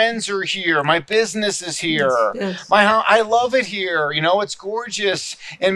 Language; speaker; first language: English; native; English